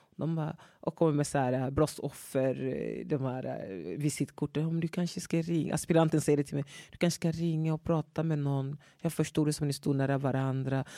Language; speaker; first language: Swedish; non-native, fluent; French